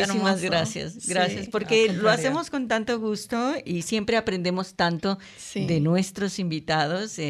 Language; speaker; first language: Spanish; native; Spanish